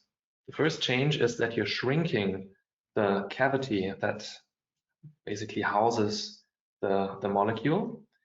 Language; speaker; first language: English; non-native, fluent; German